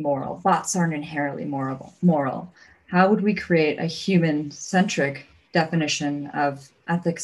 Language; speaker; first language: English; native; English